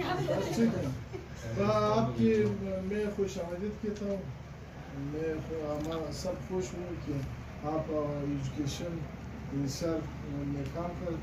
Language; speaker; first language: Hindi; non-native, learner; Pashto